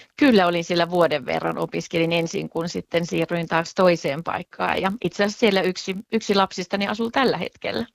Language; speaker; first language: Finnish; native; Finnish